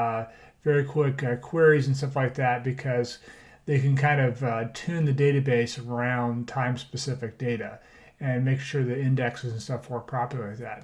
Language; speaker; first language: English; native; English